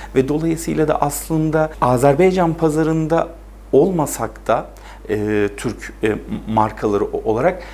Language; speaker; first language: Turkish; native; Turkish